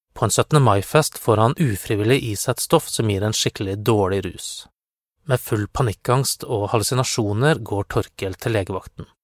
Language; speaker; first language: Norwegian; native; Norwegian